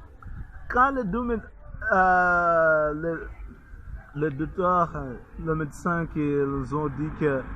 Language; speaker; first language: French; non-native, learner; Portuguese